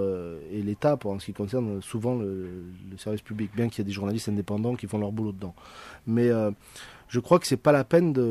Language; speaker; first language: French; native; French